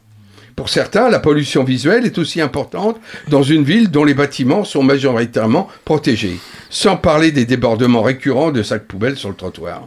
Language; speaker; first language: French; native; French